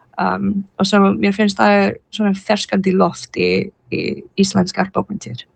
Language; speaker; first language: Icelandic; non-native, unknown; English